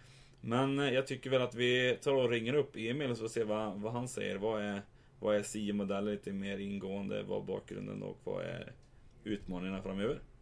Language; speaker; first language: Swedish; native; Swedish